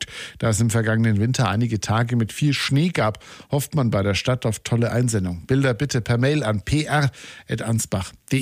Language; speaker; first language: German; native; German